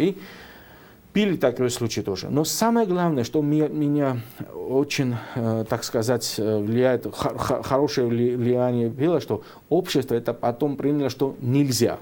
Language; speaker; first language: Russian; non-native, fluent; Georgian